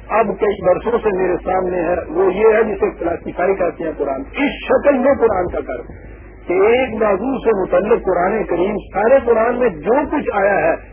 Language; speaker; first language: Urdu; non-native, local second language; Punjabi